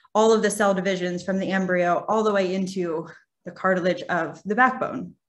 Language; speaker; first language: English; native; English